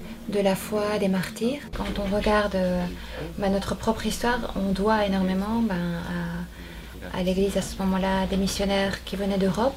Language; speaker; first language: French; non-native, fluent; Korean